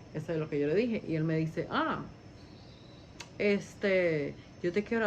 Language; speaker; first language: Spanish; early bilingual, heritage; Spanish